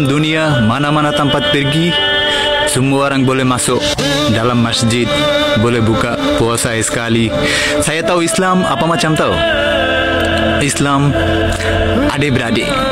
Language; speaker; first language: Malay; non-native, learner; Bangla